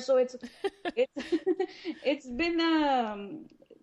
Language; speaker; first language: English; non-native, local second language; Urdu